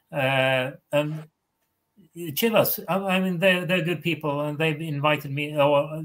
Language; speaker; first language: English; non-native, fluent; Swedish